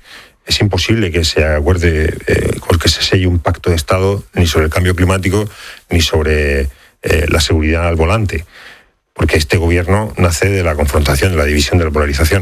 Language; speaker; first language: Spanish; native; Spanish